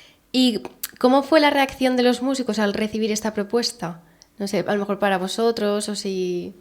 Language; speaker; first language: Spanish; native; Spanish